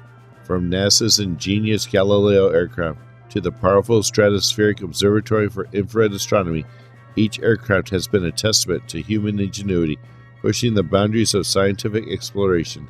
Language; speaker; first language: English; native; English